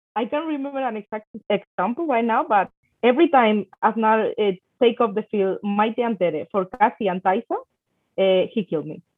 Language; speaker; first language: English; non-native, fluent; Spanish